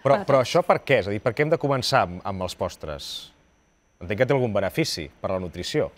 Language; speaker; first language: Catalan; native; Catalan